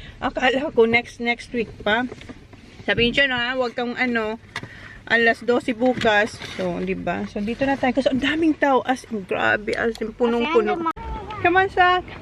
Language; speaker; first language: Filipino; non-native, local second language; Bikol